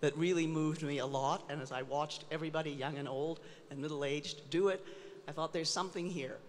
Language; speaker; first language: English; native; English